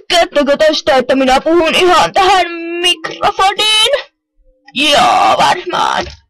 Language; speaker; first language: Finnish; native; Finnish